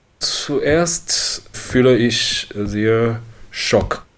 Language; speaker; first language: German; non-native, learner; Chinese